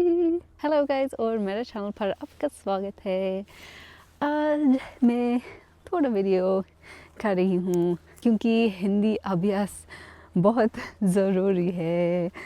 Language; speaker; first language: Hindi; non-native, learner; English